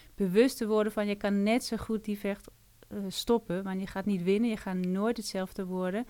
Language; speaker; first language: Dutch; non-native, fluent; Danish